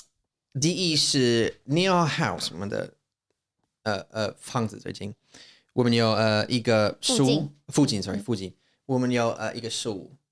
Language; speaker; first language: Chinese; non-native, learner; English